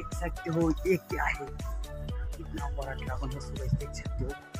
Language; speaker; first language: Hindi; non-native, local second language; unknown